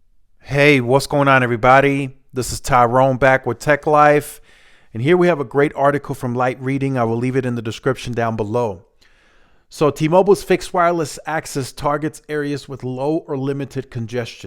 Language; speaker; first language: English; native; English